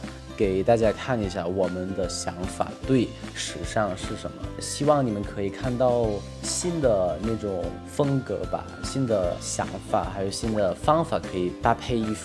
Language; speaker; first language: Chinese; non-native, fluent; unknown